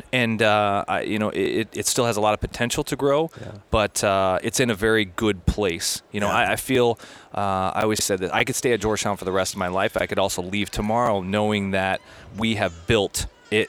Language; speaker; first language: English; native; English